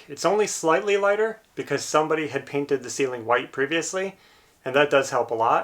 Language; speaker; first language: English; native; English